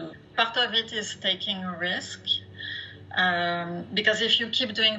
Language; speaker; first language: English; non-native, fluent; French